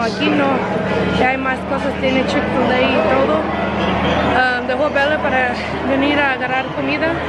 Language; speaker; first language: Spanish; early bilingual, heritage; English